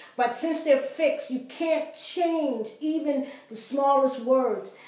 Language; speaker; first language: English; native; English